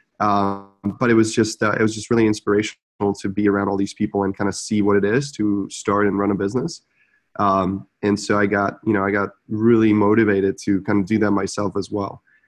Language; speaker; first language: English; non-native, fluent; Czech